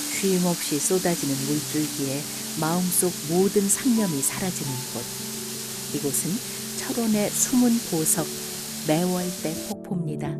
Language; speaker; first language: Korean; native; Korean